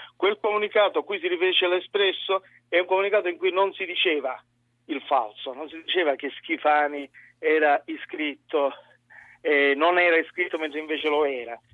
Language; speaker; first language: Italian; native; Italian